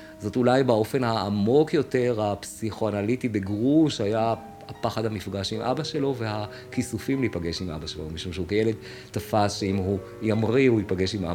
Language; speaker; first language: Hebrew; native; Hebrew